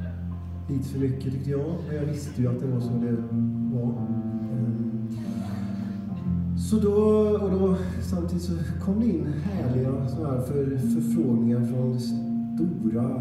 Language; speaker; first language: Swedish; native; Swedish